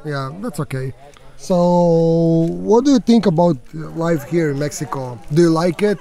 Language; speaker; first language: English; non-native, fluent; Serbian